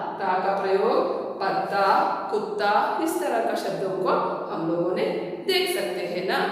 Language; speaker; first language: Hindi; non-native, local second language; Kannada